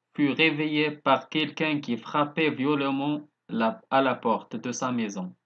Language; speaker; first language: French; non-native, local second language; Arabic